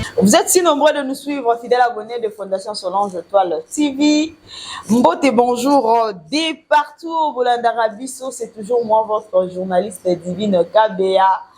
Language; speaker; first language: French; non-native, local second language; Lingala